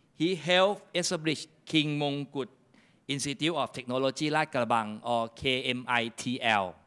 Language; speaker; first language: English; non-native, fluent; Thai